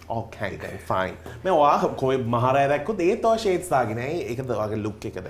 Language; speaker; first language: Sinhala; non-native, local second language; Tamil